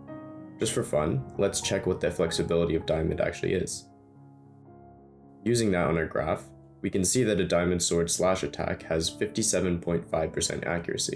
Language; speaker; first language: English; native; English